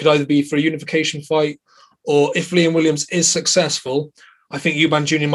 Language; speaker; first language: English; native; English